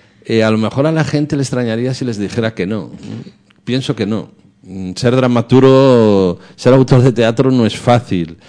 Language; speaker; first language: Spanish; native; Spanish